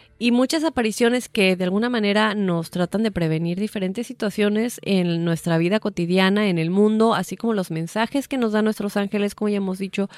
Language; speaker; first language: Spanish; native; Spanish